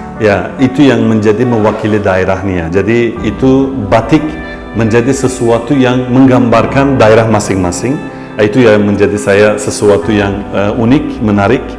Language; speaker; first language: Indonesian; non-native, fluent; Turkish